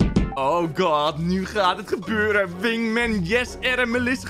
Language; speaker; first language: Dutch; native; Dutch